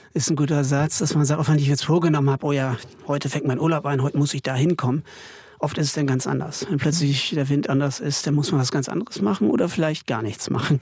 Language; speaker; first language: German; native; German